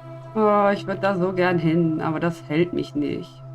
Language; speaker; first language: German; native; German